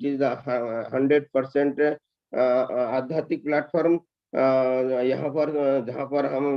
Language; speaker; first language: Hindi; non-native, local second language; Bangla